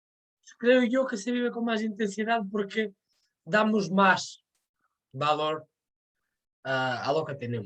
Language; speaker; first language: Spanish; non-native, fluent; Portuguese